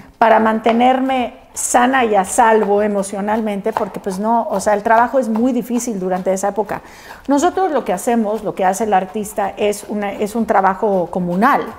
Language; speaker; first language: Spanish; native; Spanish